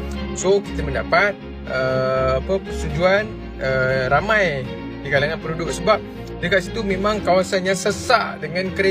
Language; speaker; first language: Malay; native; Malay